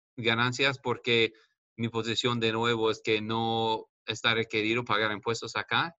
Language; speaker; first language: Spanish; non-native, fluent; English